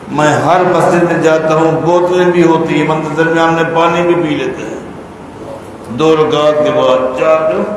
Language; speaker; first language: Urdu; native; Urdu